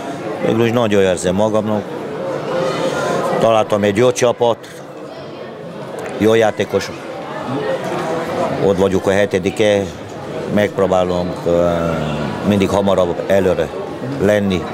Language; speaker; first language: Hungarian; non-native, fluent; Romanian